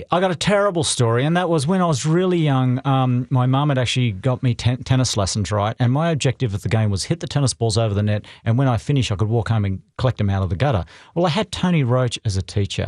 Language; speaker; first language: English; native; English